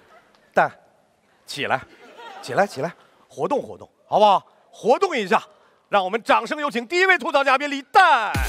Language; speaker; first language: Chinese; native; Chinese